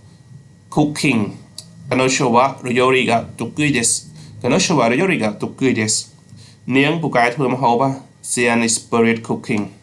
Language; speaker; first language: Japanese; non-native, learner; Khmer